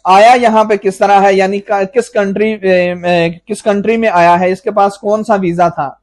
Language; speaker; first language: Urdu; non-native, local second language; Punjabi